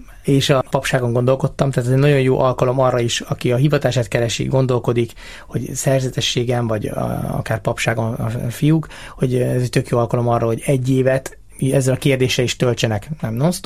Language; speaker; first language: Hungarian; native; Hungarian